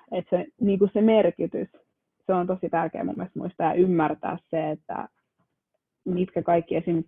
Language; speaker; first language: Finnish; early bilingual, other home language; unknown